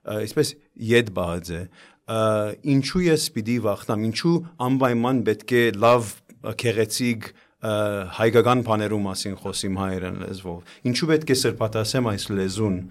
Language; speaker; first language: Armenian; early bilingual, heritage; Armenian